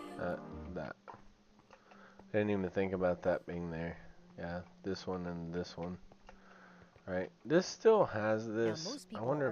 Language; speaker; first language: English; native; English